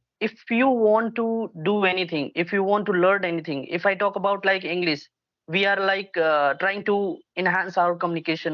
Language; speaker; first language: English; non-native, local second language; Hindi